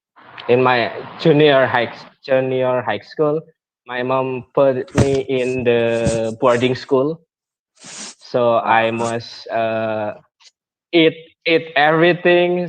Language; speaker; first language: English; non-native, learner; Indonesian